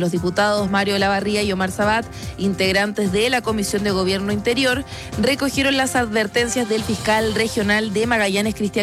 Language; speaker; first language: Spanish; native; Spanish